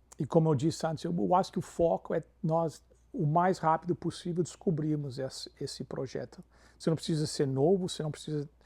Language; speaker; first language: Portuguese; non-native, fluent; English